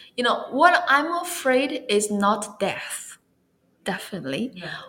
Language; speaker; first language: English; non-native, fluent; Chinese